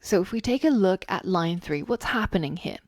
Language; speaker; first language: English; native; English